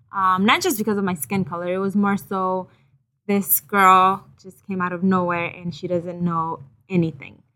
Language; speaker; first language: English; early bilingual, other home language; Haitian Creole